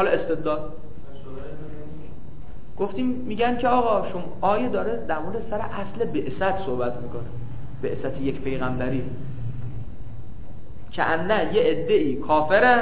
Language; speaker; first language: Persian; native; Persian